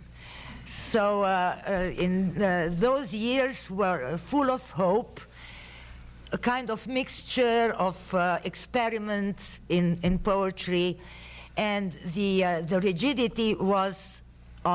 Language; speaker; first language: English; non-native, fluent; Romanian